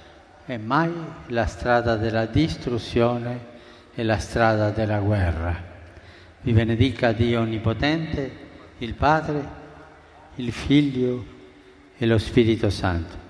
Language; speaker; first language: Italian; non-native, fluent; Spanish